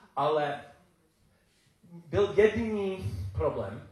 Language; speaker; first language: Czech; non-native, learner; English